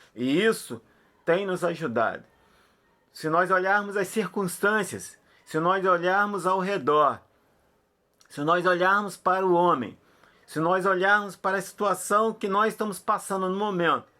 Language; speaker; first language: Portuguese; native; Portuguese